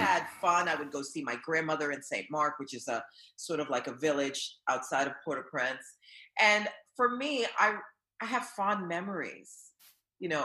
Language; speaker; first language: English; early bilingual, other home language; Haitian Creole